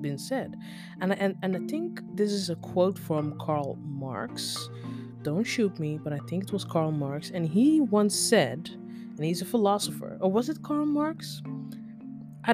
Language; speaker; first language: English; non-native, fluent; Dutch